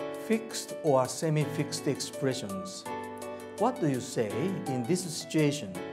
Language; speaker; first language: English; non-native, fluent; Japanese